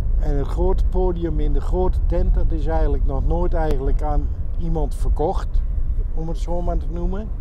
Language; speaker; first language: Dutch; native; Dutch